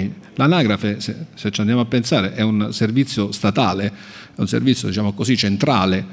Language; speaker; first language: Italian; native; Italian